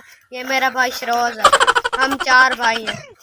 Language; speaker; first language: Hindi; non-native, local second language; Punjabi